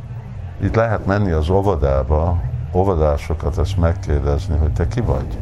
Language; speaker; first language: Hungarian; early bilingual, heritage; Hungarian